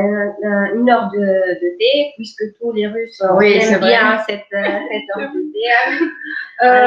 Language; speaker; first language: French; non-native, local second language; Arabic